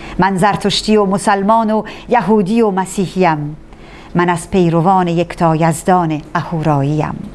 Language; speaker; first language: Persian; native; Persian